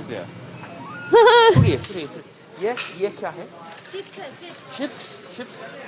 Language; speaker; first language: Hindi; non-native, learner; English